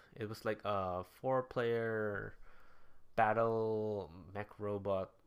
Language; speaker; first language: English; non-native, local second language; Cebuano